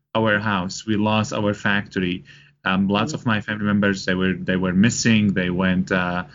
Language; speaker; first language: English; non-native, fluent; Arabic